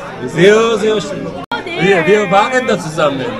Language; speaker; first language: German; non-native, learner; Korean